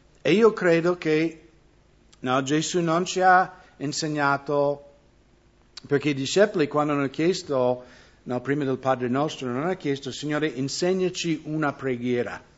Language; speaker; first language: Italian; non-native, fluent; English